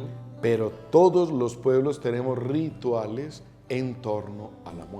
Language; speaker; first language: Spanish; native; Spanish